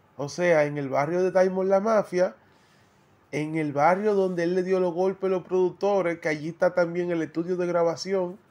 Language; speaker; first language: Spanish; native; Spanish